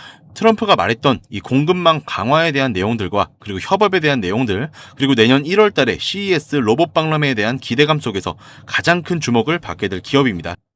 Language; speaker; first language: Korean; native; Korean